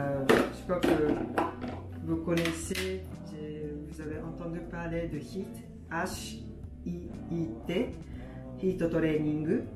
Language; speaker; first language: French; non-native, fluent; Japanese